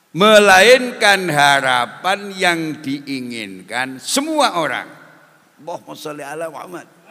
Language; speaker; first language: Indonesian; non-native, local second language; Javanese